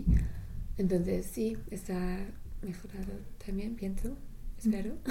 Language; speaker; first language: Spanish; non-native, fluent; English